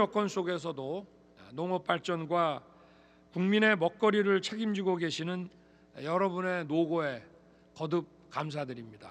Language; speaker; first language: Korean; native; Korean